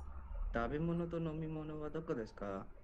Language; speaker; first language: Japanese; non-native, learner; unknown